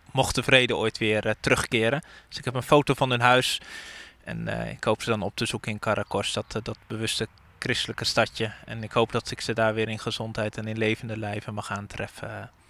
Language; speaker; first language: Dutch; native; Dutch